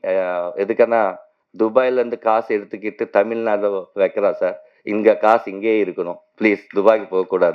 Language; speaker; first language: Tamil; non-native, learner; Telugu